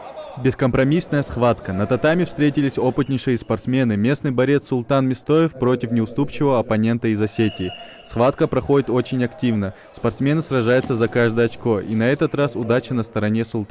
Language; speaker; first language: Russian; native; Russian